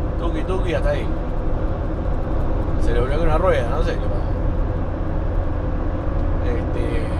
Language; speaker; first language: Spanish; native; Spanish